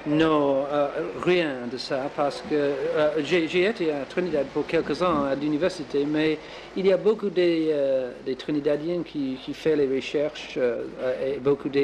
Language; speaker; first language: French; non-native, learner; English